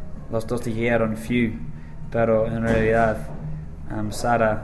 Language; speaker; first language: Spanish; non-native, learner; English